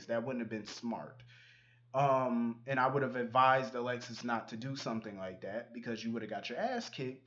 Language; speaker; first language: English; native; English